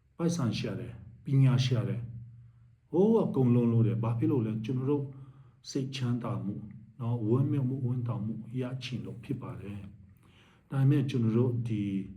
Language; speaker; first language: Burmese; non-native, local second language; Tedim Chin